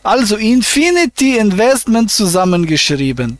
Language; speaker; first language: German; native; German